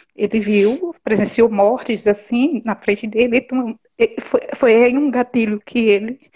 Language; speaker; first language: Portuguese; native; Portuguese